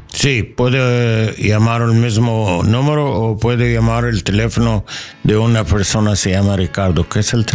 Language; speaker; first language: Spanish; non-native, learner; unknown